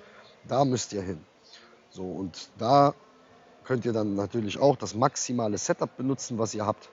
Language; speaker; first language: German; native; German